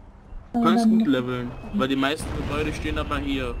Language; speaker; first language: German; native; German